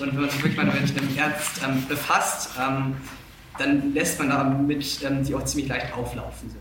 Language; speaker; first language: German; native; German